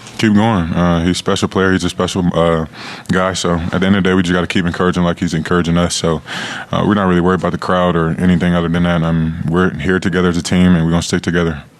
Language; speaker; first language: English; native; English